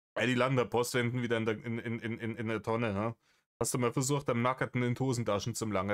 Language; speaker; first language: German; native; German